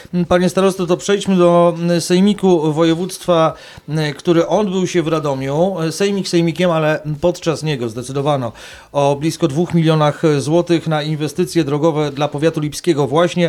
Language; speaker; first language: Polish; native; Polish